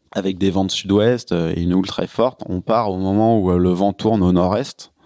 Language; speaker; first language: French; native; French